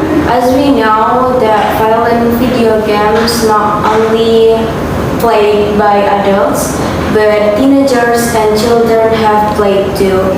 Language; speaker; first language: English; non-native, learner; Indonesian